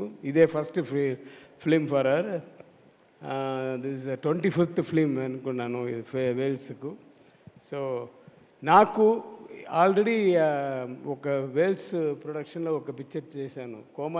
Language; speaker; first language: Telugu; non-native, learner; Tamil